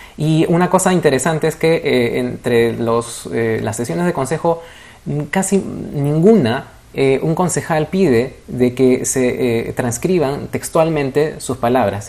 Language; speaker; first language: Spanish; native; Spanish